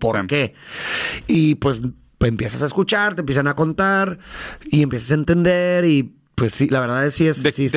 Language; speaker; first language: Spanish; native; Spanish